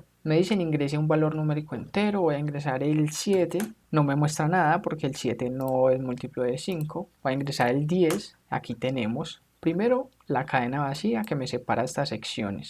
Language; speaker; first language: Spanish; native; Spanish